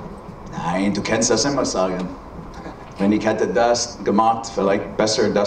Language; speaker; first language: German; non-native, learner; English